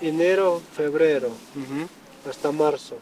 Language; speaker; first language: Spanish; non-native, local second language; Quechua